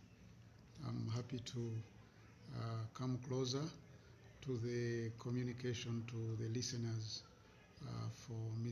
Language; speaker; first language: English; non-native, local second language; Ganda